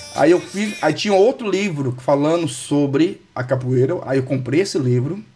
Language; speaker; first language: Portuguese; native; Portuguese